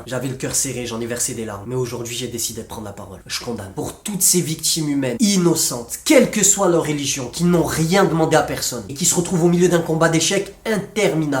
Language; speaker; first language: French; native; French